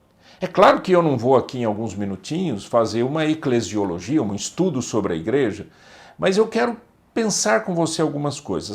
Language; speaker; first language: Portuguese; native; Portuguese